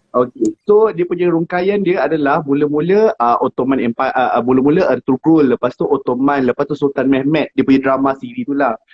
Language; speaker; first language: Malay; native; Malay